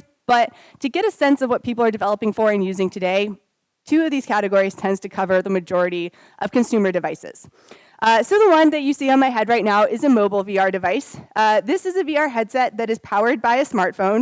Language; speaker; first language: English; native; English